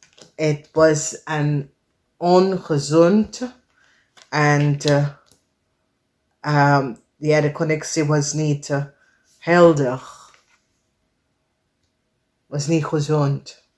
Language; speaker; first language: Dutch; non-native, learner; English